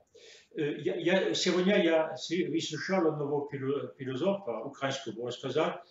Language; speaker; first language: Russian; non-native, fluent; French